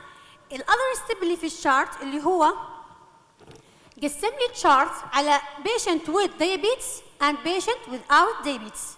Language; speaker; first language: Arabic; native; Arabic